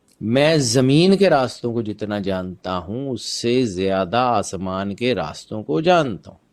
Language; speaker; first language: Urdu; non-native, local second language; Punjabi